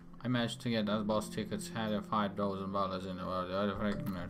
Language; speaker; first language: English; non-native, learner; Turkish